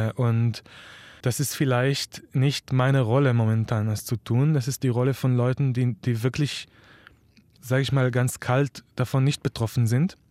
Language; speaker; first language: German; non-native, fluent; Hebrew